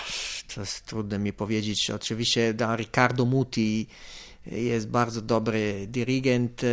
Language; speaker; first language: Polish; non-native, fluent; Italian